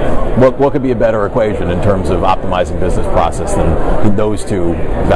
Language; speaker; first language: English; native; English